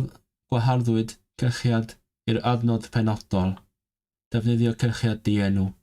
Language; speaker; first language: Welsh; non-native, learner; Cantonese